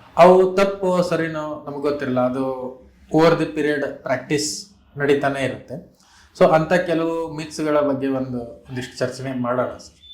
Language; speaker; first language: Kannada; native; Kannada